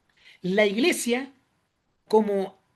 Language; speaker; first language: Spanish; native; Spanish